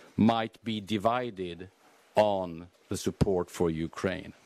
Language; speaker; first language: English; non-native, fluent; Swedish